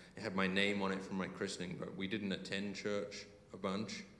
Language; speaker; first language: English; native; English